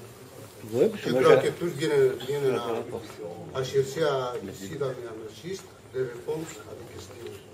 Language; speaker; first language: French; non-native, learner; Spanish